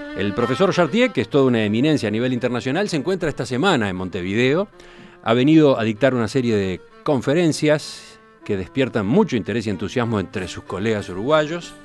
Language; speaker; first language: Spanish; native; Spanish